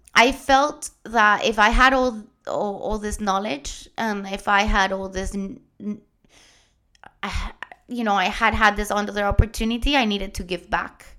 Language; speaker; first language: English; non-native, fluent; Spanish